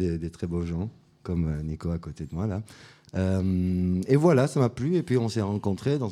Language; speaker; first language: French; non-native, fluent; Dutch